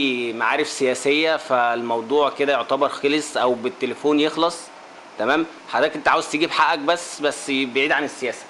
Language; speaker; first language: Arabic; native; Arabic